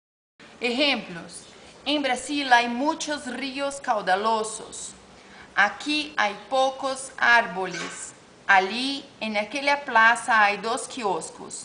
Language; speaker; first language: Spanish; non-native, learner; Portuguese